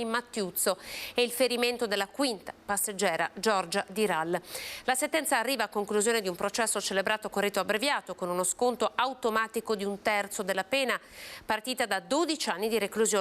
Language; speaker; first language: Italian; native; Italian